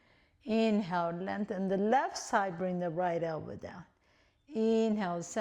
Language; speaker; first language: English; native; English